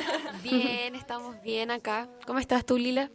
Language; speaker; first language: Spanish; native; Spanish